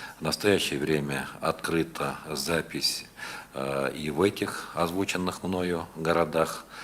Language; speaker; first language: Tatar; native; Tatar